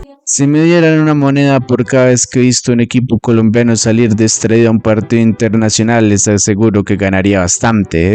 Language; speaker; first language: Spanish; native; Spanish